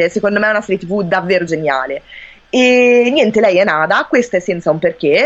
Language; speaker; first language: Italian; native; Italian